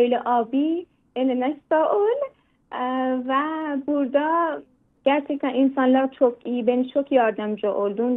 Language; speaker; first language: Turkish; non-native, learner; Persian